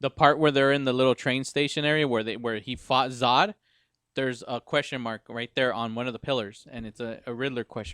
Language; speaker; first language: English; native; English